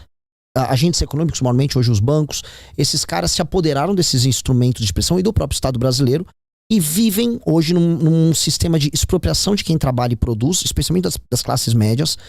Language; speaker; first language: Portuguese; native; Portuguese